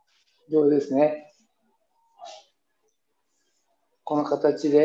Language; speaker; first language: Japanese; native; Japanese